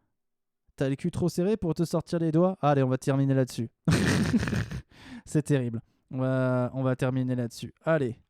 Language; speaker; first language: French; native; French